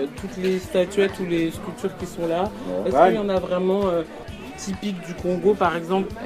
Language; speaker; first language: French; native; French